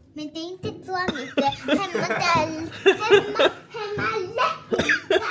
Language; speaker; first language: Swedish; early bilingual, other home language; Mongolian